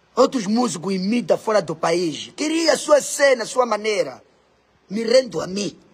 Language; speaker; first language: Portuguese; non-native, local second language; Makhuwa